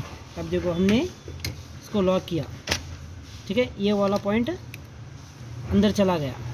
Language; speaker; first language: Hindi; native; Hindi